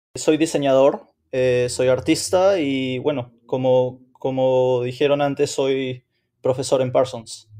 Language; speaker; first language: Spanish; native; Spanish